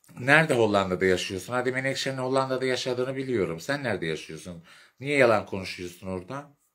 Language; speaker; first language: Turkish; non-native, local second language; Arabic